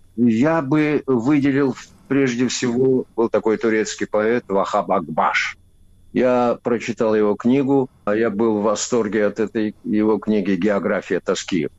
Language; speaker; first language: Russian; non-native, local second language; Avaric